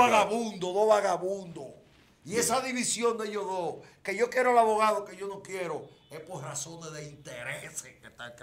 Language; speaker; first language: Spanish; native; Spanish